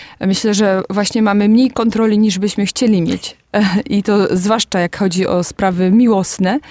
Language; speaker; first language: Polish; early bilingual, heritage; Polish